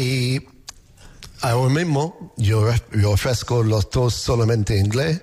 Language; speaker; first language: Spanish; non-native, learner; English